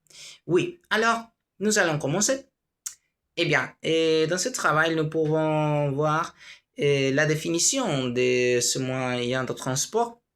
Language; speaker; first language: French; non-native, learner; Spanish